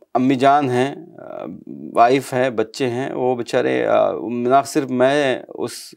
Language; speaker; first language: Hindi; native; Hindi